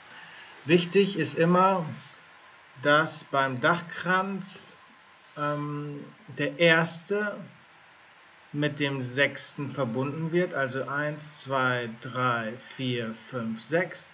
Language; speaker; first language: German; native; German